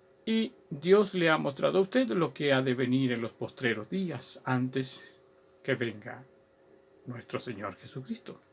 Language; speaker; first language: Spanish; native; Spanish